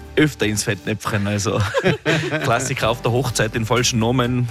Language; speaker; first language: German; native; German